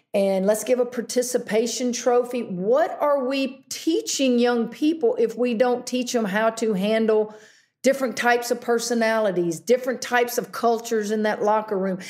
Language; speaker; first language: English; native; English